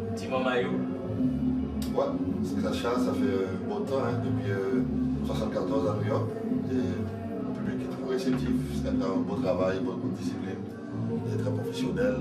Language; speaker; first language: French; native; French